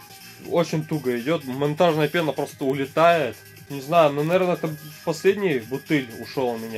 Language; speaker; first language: Russian; native; Russian